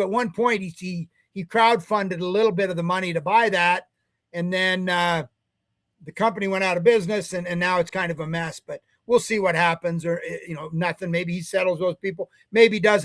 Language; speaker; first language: English; native; English